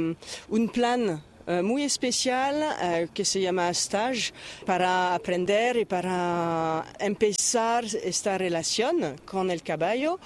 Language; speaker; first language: Spanish; non-native, fluent; French